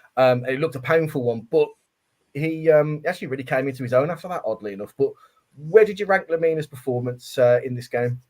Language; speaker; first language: English; native; English